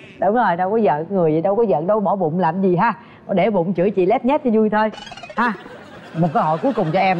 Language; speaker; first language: Vietnamese; native; Vietnamese